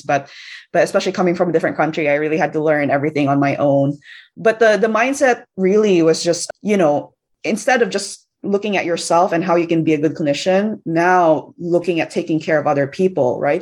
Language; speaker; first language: English; non-native, local second language; Cebuano